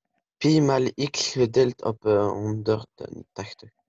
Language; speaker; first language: Dutch; non-native, learner; French